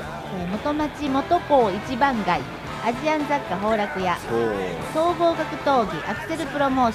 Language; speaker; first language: Japanese; native; Japanese